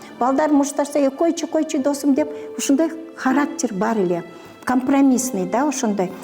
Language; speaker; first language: Kyrgyz; non-native, local second language; Russian